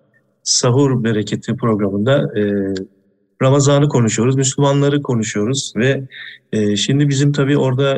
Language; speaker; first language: Turkish; native; Turkish